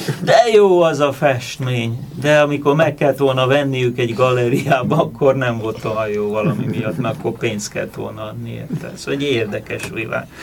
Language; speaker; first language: Hungarian; native; Hungarian